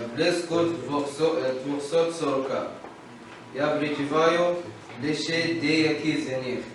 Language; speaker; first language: Ukrainian; non-native, learner; Arabic